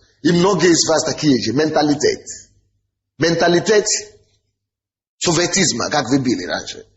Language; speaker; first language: Russian; non-native, fluent; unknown